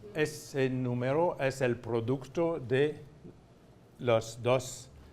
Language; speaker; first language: Spanish; non-native, fluent; French